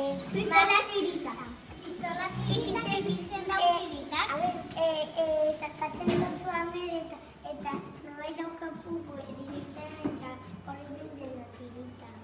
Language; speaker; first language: Basque; non-native, local second language; Spanish